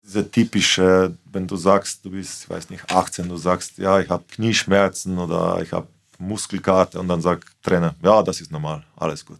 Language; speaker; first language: German; non-native, fluent; Slovenian